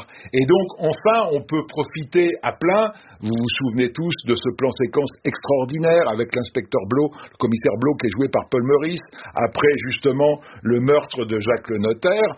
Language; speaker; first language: French; native; French